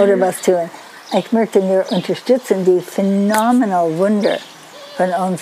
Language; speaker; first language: German; non-native, learner; Dutch